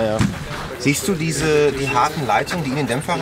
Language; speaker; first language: German; native; German